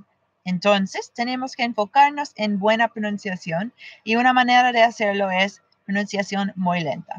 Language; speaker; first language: Spanish; non-native, fluent; English